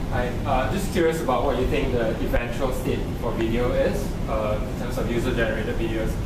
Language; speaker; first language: English; native; English